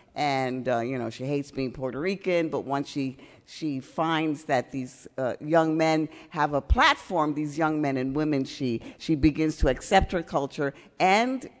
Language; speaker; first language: English; early bilingual, other home language; Spanish